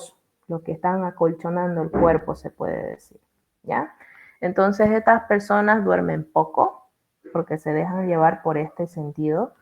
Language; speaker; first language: Spanish; native; Spanish